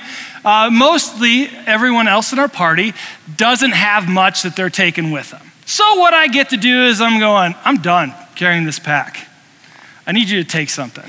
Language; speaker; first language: English; native; English